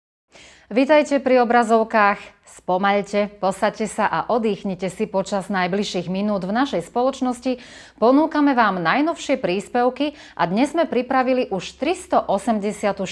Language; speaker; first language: Slovak; native; Slovak